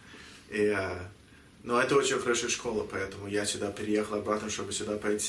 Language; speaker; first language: Russian; early bilingual, heritage; Russian